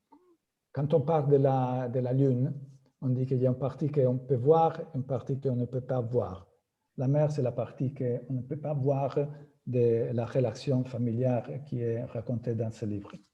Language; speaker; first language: French; non-native, fluent; Italian